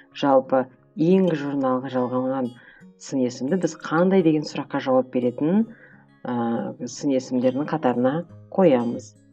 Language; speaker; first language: Kazakh; native; Kazakh